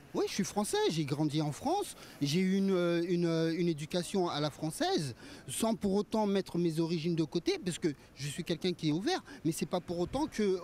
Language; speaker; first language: French; early bilingual, other home language; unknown